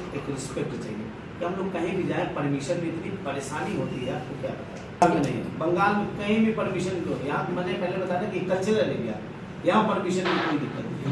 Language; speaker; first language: Hindi; native; Hindi